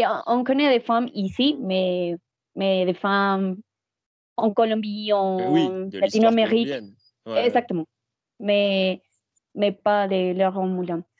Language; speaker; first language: French; non-native, learner; Spanish